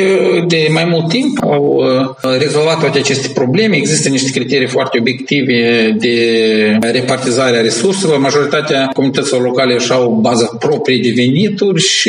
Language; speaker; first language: Romanian; native; Romanian